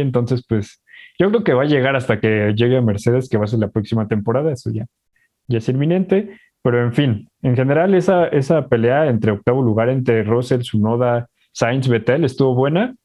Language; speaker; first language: Spanish; native; Spanish